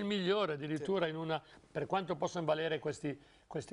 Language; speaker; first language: Italian; native; Italian